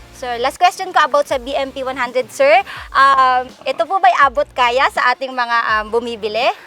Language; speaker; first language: Filipino; native; Filipino